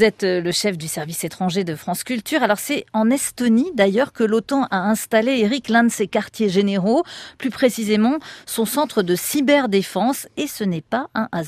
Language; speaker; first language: French; native; French